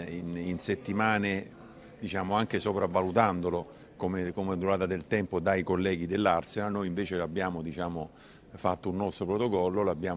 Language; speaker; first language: Italian; native; Italian